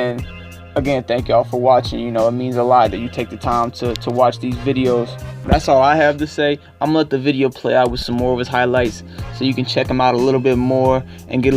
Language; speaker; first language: English; native; English